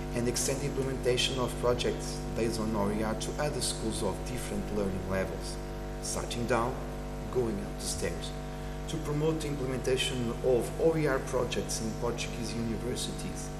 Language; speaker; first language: English; non-native, fluent; Portuguese